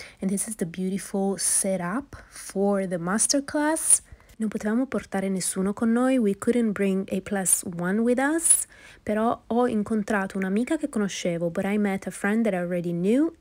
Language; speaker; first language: English; non-native, fluent; Italian